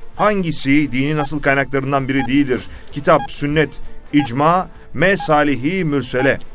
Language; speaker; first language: Turkish; native; Turkish